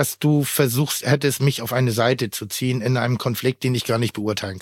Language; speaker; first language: German; native; German